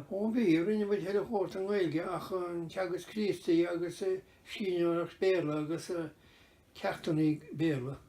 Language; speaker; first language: Irish; native; Irish